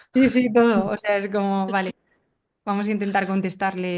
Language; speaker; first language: Spanish; native; Spanish